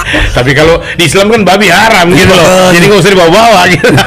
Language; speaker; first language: Indonesian; native; Indonesian